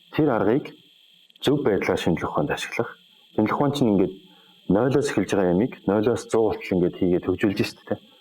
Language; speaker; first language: Mongolian; native; Mongolian